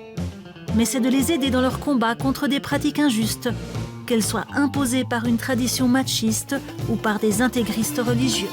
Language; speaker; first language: French; native; French